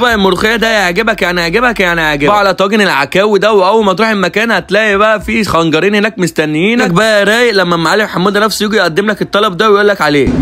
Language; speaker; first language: Arabic; native; Arabic